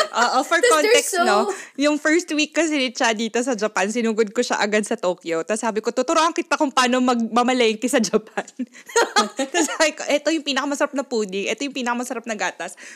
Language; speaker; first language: Filipino; non-native, local second language; Pampanga